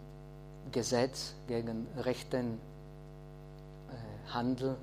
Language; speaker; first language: German; non-native, fluent; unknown